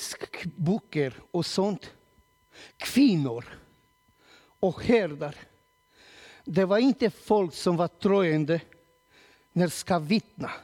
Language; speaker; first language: Swedish; non-native, learner; Romanian